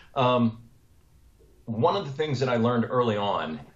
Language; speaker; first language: English; native; English